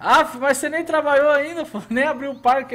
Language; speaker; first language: Portuguese; native; Portuguese